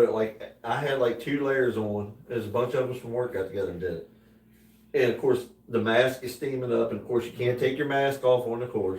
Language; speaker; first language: English; native; English